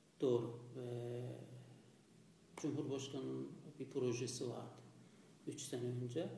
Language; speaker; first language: Turkish; non-native, fluent; Azerbaijani